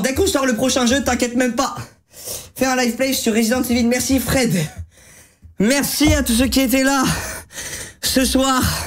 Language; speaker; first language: French; native; French